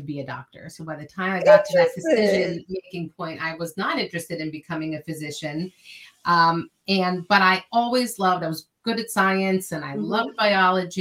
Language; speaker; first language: English; native; English